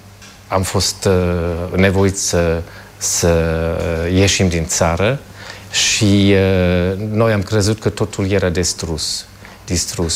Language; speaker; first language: Romanian; non-native, fluent; German